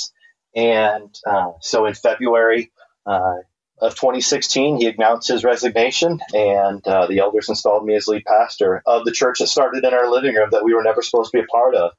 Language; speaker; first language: English; native; English